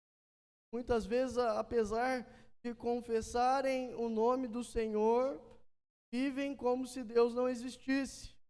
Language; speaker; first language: Portuguese; native; Portuguese